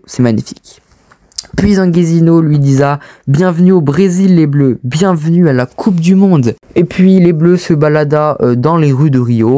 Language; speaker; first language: French; native; French